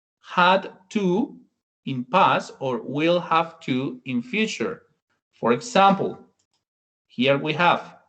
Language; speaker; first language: English; non-native, fluent; Spanish